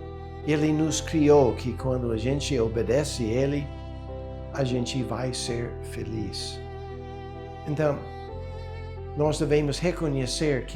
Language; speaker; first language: Portuguese; non-native, fluent; English